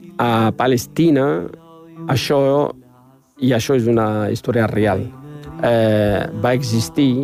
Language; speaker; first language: Catalan; non-native, fluent; Riffian